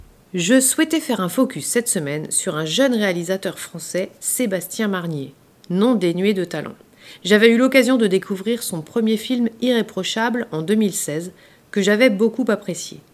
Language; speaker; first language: French; native; French